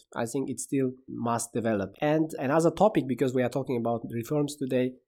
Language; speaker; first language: English; non-native, fluent; Uzbek